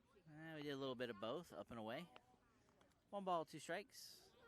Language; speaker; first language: English; native; English